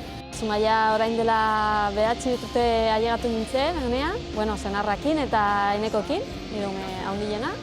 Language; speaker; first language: Basque; non-native, learner; Spanish